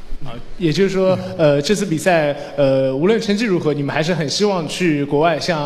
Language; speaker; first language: Chinese; native; Chinese